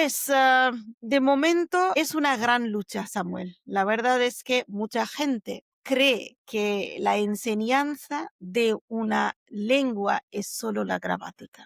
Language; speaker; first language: Spanish; non-native, fluent; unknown